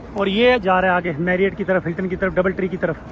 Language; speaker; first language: Urdu; native; Urdu